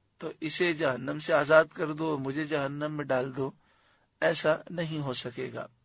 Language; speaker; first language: Urdu; native; Urdu